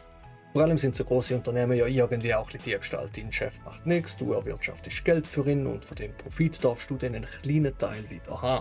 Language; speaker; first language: German; native; German